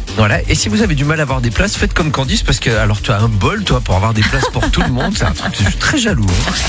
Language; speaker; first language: French; native; French